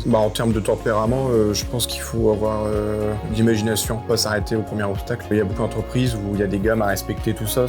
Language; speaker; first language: French; native; French